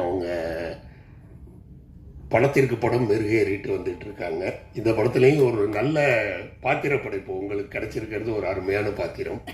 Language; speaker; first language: Tamil; native; Tamil